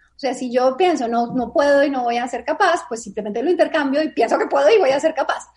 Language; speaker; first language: Spanish; native; Spanish